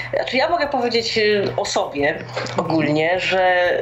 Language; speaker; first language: Polish; native; Polish